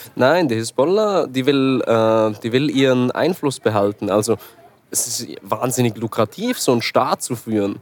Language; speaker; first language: German; native; German